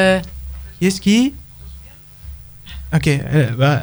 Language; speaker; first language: French; native; French